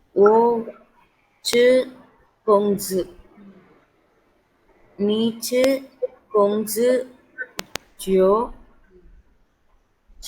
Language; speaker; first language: Chinese; non-native, learner; Tamil